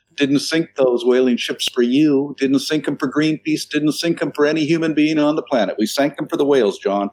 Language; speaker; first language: English; native; English